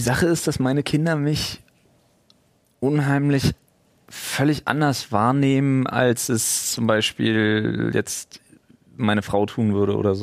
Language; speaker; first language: German; native; German